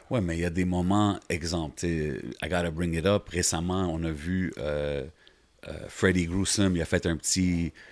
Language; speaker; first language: French; native; French